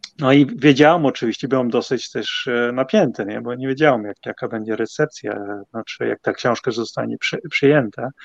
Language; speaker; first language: Polish; non-native, fluent; Dutch